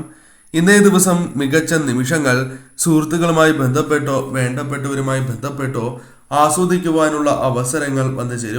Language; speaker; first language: Malayalam; native; Malayalam